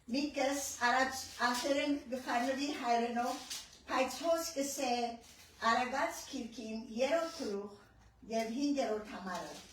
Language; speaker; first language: Armenian; early bilingual, heritage; Armenian